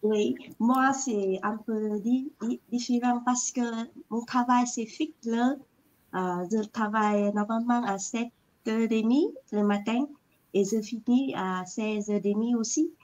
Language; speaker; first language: French; non-native, learner; Vietnamese